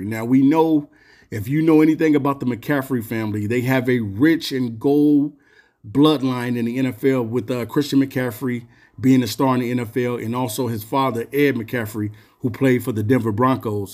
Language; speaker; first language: English; native; English